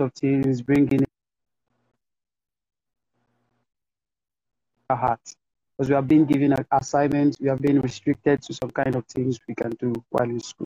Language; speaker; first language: English; non-native, local second language; Yoruba